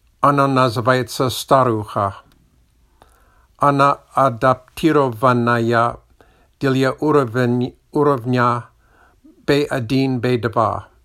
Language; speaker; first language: Russian; non-native, learner; English